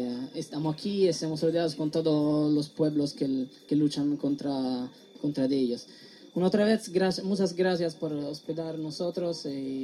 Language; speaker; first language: Spanish; non-native, learner; Italian